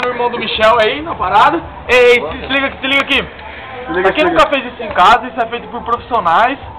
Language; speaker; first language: Portuguese; native; Portuguese